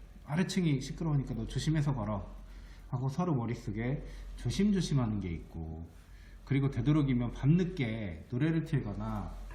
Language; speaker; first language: Korean; native; Korean